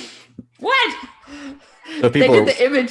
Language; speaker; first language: English; native; English